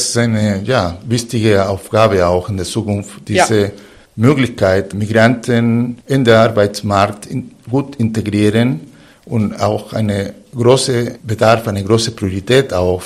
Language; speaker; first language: German; non-native, fluent; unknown